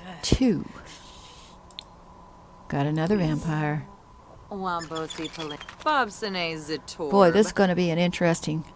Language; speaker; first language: English; native; English